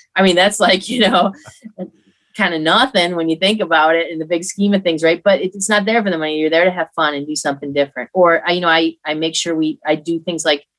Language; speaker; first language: English; native; English